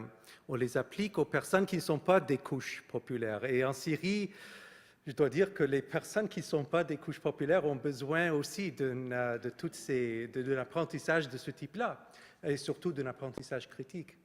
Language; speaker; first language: French; non-native, fluent; Arabic